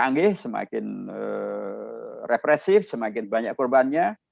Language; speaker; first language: Indonesian; native; Indonesian